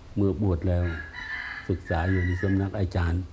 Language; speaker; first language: Thai; non-native, fluent; Khmer